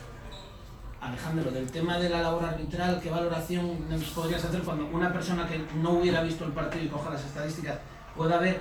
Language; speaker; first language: Spanish; native; Spanish